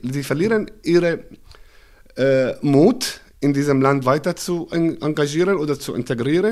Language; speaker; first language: German; non-native, fluent; Arabic